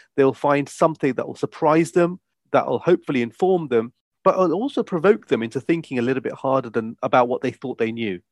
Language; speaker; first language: English; native; English